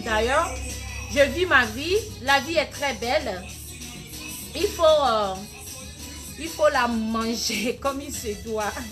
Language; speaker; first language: French; non-native, local second language; Ewe